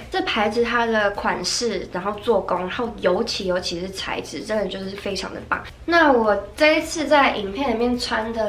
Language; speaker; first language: Chinese; native; Chinese